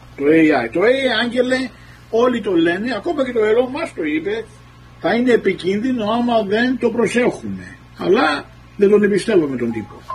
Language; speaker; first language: Greek; early bilingual, heritage; Greek